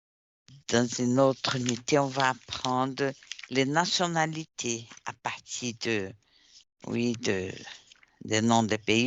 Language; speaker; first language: French; non-native, fluent; Portuguese